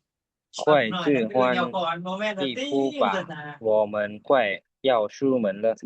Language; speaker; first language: Chinese; non-native, learner; Lao